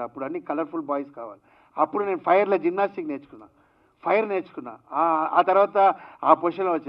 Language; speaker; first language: Telugu; non-native, learner; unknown